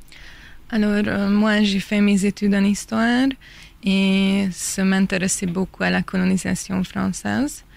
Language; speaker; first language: French; non-native, fluent; Hungarian